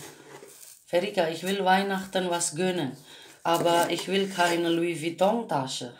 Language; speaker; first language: German; non-native, learner; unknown